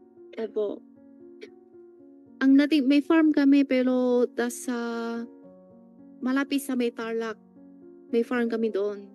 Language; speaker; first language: Filipino; non-native, learner; Chinese